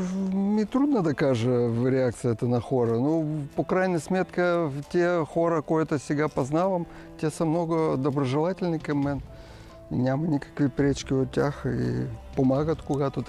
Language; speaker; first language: Bulgarian; non-native, learner; Russian